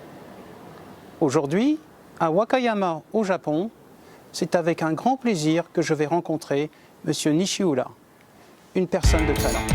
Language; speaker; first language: French; native; French